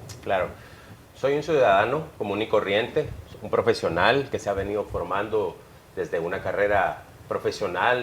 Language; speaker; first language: Spanish; native; Spanish